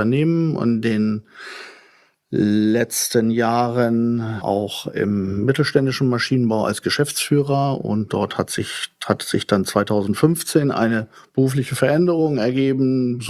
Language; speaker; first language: German; native; German